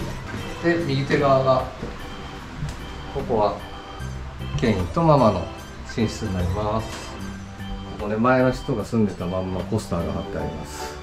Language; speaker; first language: Japanese; native; Japanese